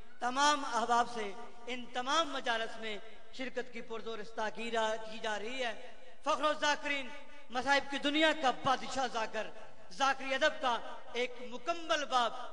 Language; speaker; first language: Urdu; non-native, local second language; Punjabi